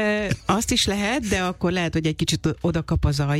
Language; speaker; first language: Hungarian; native; Hungarian